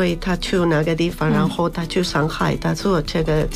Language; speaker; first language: Chinese; non-native, learner; Spanish